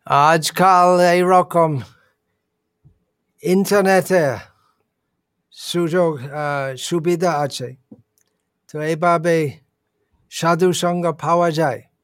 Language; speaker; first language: Bangla; non-native, fluent; English